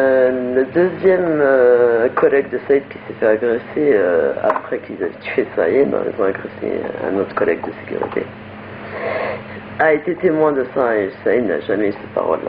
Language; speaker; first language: French; native; French